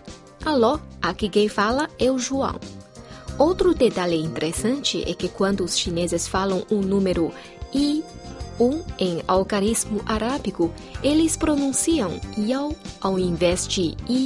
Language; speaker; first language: Portuguese; non-native, fluent; Chinese